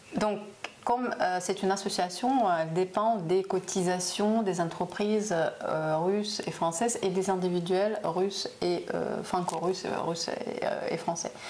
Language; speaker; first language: French; non-native, fluent; Russian